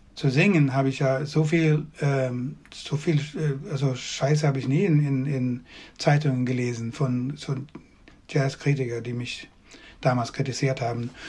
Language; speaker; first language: German; non-native, fluent; Swedish